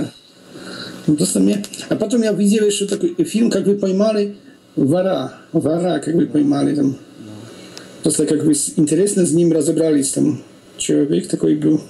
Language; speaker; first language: Russian; non-native, learner; Polish